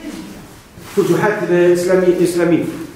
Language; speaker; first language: French; non-native, local second language; Arabic